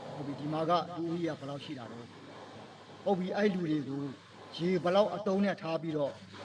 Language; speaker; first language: Burmese; native; Burmese